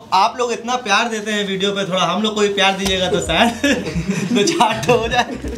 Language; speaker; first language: Hindi; native; Hindi